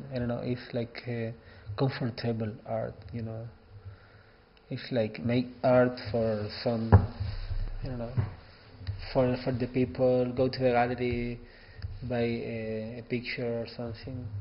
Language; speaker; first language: English; non-native, learner; Spanish